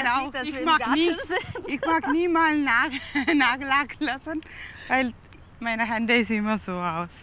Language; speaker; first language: German; non-native, learner; Tamil